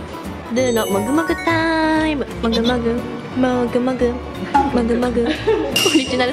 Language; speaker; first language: Japanese; non-native, fluent; Chinese